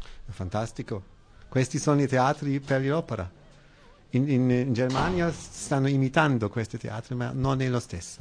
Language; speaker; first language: Italian; non-native, learner; German